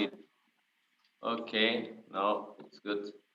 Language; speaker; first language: English; non-native, fluent; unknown